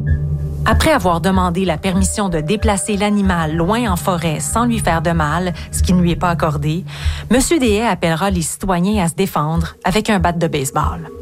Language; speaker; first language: French; native; French